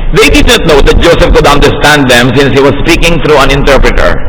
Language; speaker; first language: English; non-native, local second language; Filipino